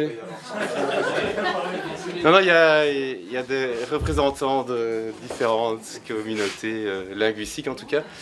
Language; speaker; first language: French; non-native, local second language; Dutch